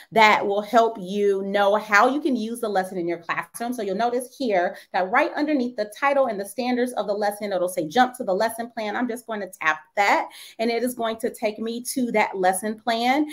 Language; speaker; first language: English; native; English